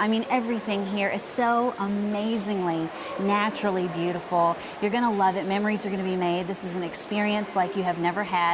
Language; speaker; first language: English; native; English